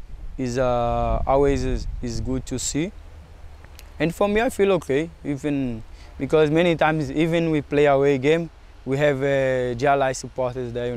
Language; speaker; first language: English; non-native, fluent; Portuguese